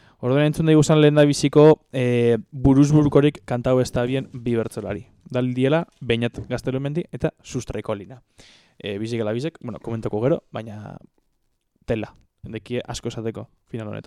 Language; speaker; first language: Basque; native; Basque